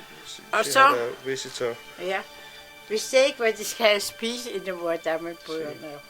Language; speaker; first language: Danish; non-native, local second language; Kalaallisut